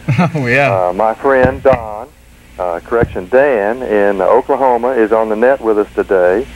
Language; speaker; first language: English; native; English